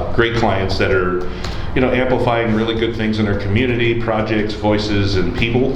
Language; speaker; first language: English; native; English